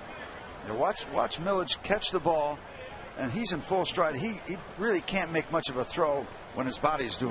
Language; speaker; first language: English; native; English